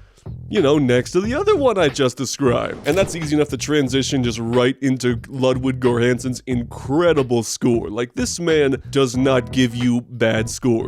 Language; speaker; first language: English; native; English